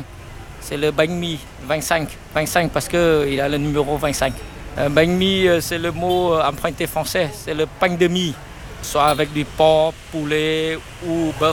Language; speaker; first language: French; non-native, fluent; Vietnamese